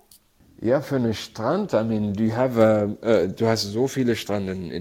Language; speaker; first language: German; non-native, learner; Arabic